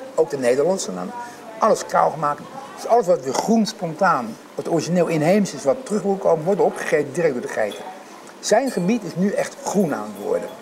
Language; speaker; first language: Dutch; native; Dutch